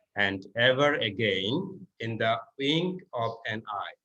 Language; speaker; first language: English; non-native, local second language; Bangla